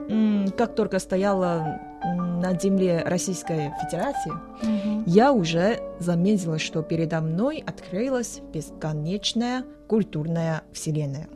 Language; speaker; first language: Russian; non-native, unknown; Chinese